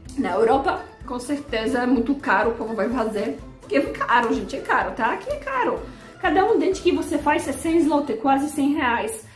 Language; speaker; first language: Portuguese; non-native, fluent; Polish